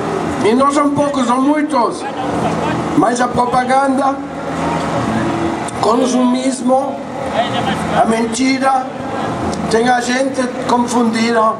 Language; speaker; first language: Portuguese; non-native, fluent; Spanish